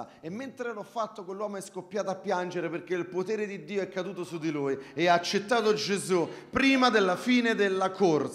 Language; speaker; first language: Italian; native; Italian